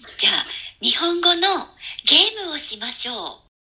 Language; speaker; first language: Japanese; native; Japanese